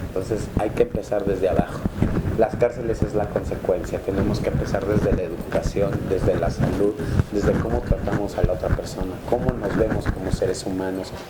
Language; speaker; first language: Spanish; native; Spanish